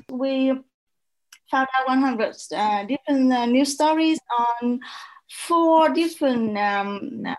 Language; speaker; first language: English; non-native, fluent; Vietnamese